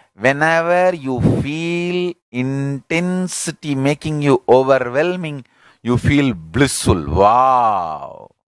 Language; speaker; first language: English; non-native, local second language; Tamil